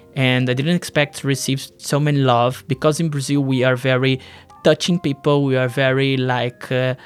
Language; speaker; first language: English; non-native, learner; Portuguese